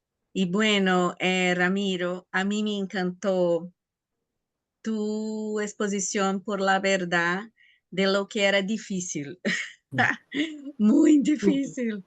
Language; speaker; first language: Spanish; non-native, fluent; Portuguese